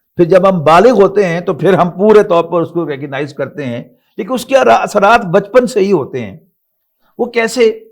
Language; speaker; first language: Urdu; non-native, local second language; Punjabi